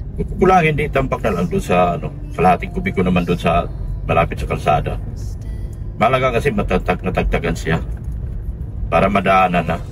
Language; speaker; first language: Filipino; non-native, local second language; Cebuano